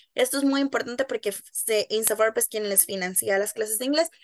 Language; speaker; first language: Spanish; native; Spanish